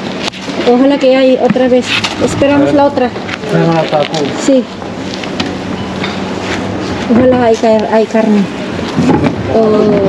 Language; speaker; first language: Spanish; non-native, learner; Filipino